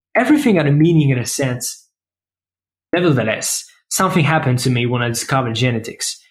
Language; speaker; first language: English; non-native, fluent; French